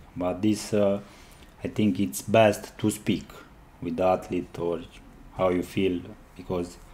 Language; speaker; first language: English; non-native, learner; Romanian